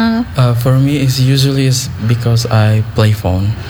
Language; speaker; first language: English; non-native, learner; Indonesian